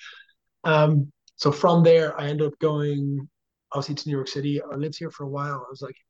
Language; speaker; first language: English; native; English